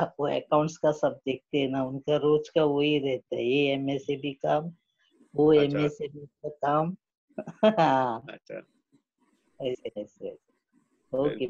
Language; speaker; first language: Hindi; non-native, local second language; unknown